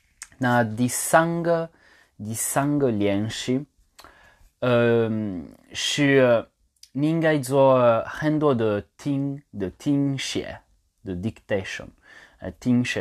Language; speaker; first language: Chinese; non-native, learner; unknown